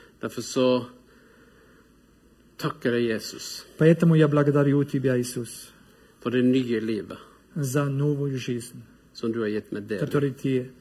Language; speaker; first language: Russian; non-native, learner; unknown